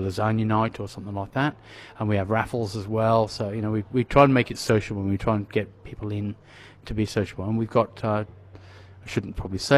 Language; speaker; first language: English; native; English